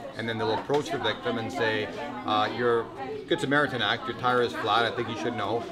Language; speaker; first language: English; native; English